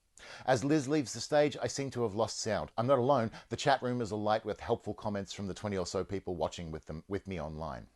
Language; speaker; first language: English; native; English